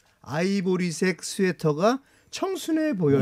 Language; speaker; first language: Korean; native; Korean